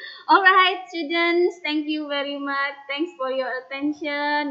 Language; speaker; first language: English; non-native, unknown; Indonesian